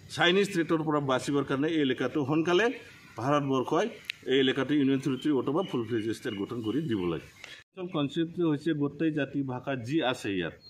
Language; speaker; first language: Assamese; non-native, local second language; Bodo